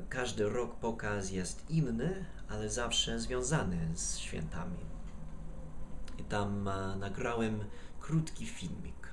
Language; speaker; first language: Polish; non-native, fluent; English